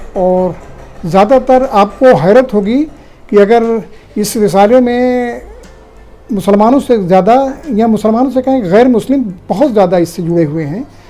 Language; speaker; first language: Urdu; native; Urdu